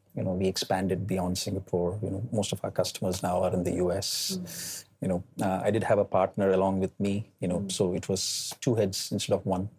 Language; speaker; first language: English; non-native, local second language; Malayalam